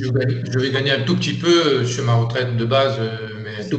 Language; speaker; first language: French; native; French